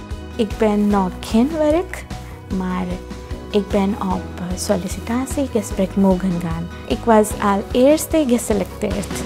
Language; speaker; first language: Dutch; non-native, learner; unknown